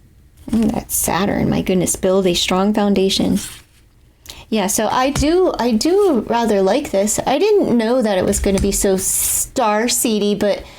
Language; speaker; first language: English; native; English